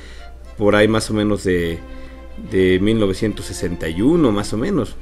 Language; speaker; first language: Spanish; native; Spanish